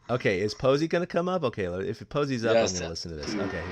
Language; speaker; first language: English; native; English